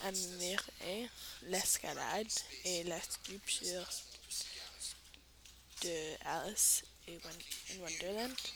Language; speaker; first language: French; non-native, learner; English